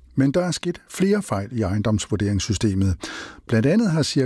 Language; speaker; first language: Danish; native; Danish